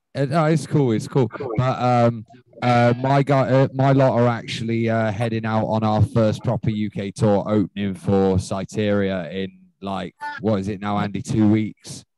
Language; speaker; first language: English; native; English